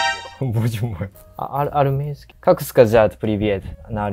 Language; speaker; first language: Russian; non-native, learner; Japanese